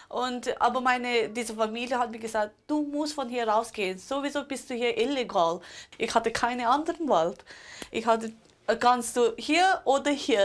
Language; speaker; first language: German; non-native, local second language; Tibetan